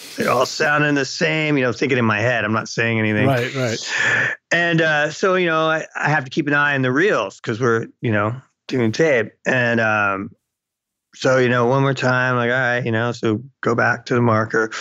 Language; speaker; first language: English; native; English